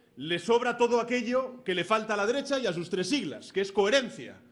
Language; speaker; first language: Spanish; native; Spanish